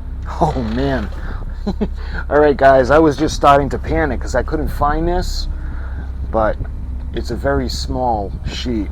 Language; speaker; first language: English; native; English